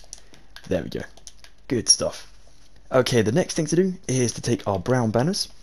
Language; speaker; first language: English; native; English